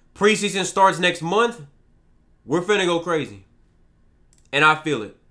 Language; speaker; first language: English; native; English